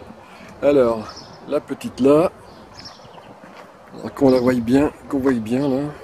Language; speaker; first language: French; native; French